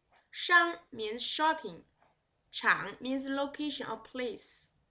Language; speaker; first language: English; non-native, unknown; Chinese